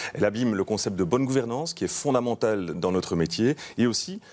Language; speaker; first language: French; native; French